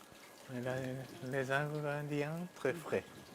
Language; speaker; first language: French; non-native, fluent; Japanese